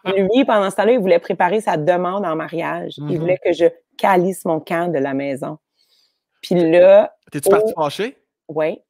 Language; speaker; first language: French; native; French